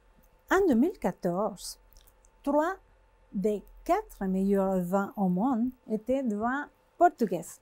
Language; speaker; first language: French; non-native, fluent; Spanish